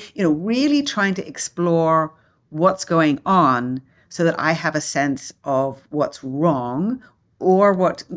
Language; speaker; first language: English; native; English